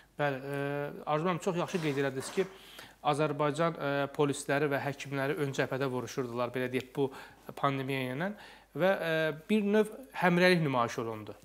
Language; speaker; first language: Azerbaijani; native; Azerbaijani